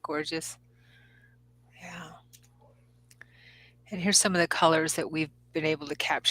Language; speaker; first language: English; native; English